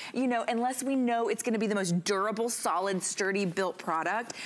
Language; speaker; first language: English; native; English